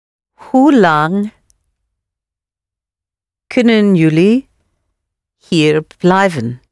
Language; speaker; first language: Dutch; non-native, learner; English